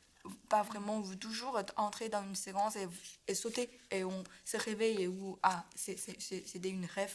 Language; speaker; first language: French; non-native, learner; Chinese